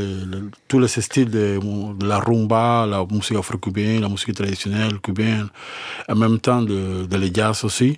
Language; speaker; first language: French; non-native, fluent; Spanish